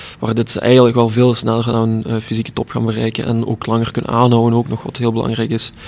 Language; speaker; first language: Dutch; native; Dutch